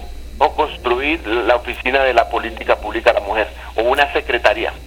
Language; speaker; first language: Spanish; native; Spanish